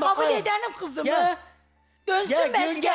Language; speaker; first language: Turkish; native; Turkish